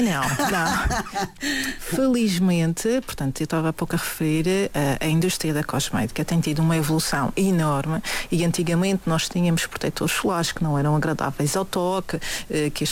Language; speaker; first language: Portuguese; native; Portuguese